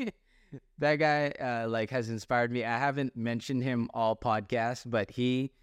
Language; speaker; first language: English; native; English